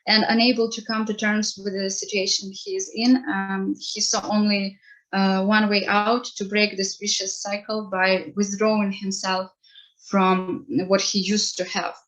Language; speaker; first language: English; non-native, fluent; Ukrainian